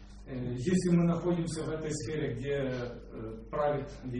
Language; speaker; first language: Russian; non-native, local second language; Ukrainian